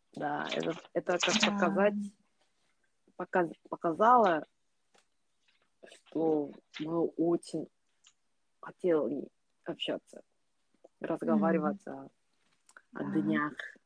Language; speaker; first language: Russian; non-native, learner; Korean